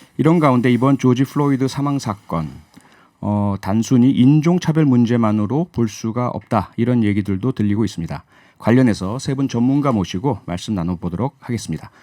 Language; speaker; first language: Korean; native; Korean